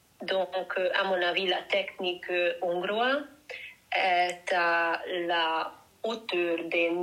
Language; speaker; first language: French; non-native, learner; Hungarian